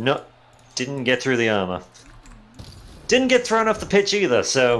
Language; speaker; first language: English; native; English